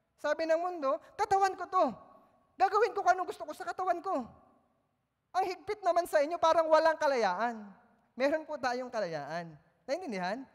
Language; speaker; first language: Filipino; native; Filipino